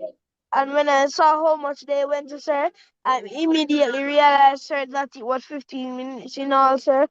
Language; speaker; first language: English; native; English